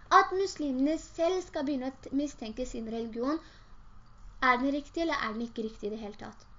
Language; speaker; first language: Norwegian; early bilingual, other home language; Urdu